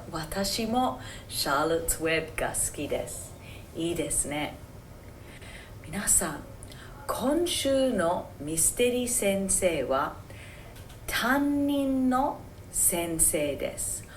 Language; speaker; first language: Japanese; non-native, fluent; English